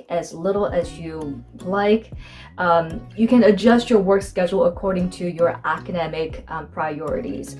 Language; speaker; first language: English; non-native, fluent; Korean